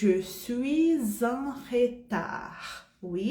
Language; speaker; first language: French; non-native, fluent; Portuguese